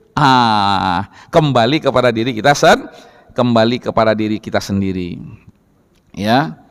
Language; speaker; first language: Indonesian; non-native, local second language; Minangkabau